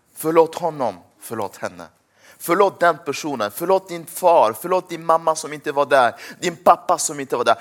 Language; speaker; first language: Swedish; early bilingual, other home language; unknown